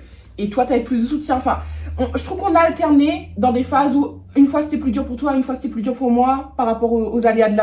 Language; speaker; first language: French; native; French